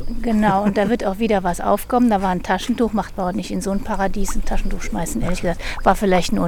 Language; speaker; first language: German; native; German